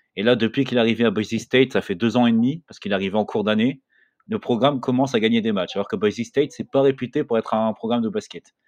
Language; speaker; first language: French; native; French